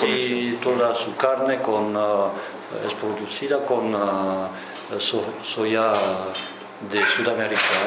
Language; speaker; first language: Spanish; non-native, fluent; French